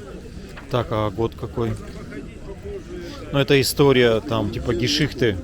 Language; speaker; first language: Russian; native; Russian